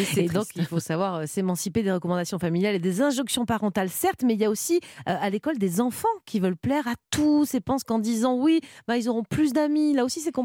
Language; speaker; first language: French; native; French